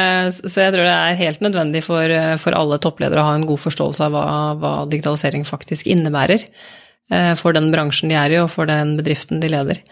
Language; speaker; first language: Norwegian; native; Norwegian